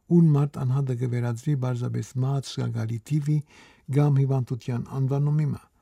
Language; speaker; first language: Armenian; early bilingual, heritage; Armenian